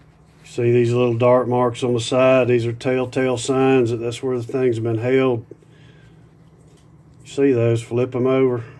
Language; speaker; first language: English; native; English